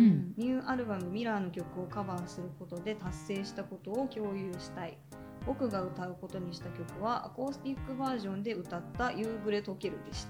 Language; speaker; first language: Japanese; native; Japanese